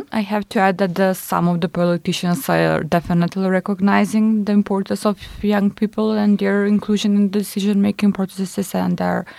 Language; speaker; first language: English; non-native, fluent; Macedonian